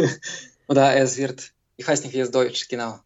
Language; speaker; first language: German; non-native, fluent; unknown